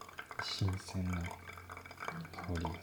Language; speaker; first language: Japanese; native; Japanese